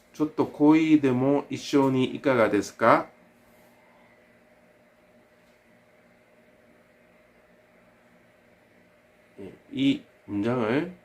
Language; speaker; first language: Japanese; non-native, learner; Korean